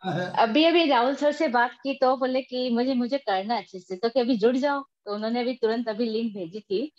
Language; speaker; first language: Hindi; non-native, local second language; Gujarati